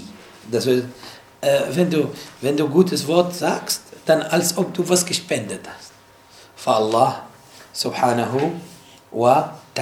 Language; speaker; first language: German; non-native, fluent; Arabic